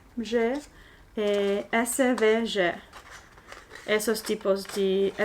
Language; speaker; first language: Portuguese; non-native, learner; English